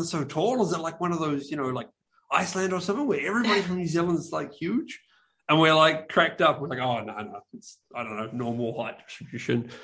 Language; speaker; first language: English; native; English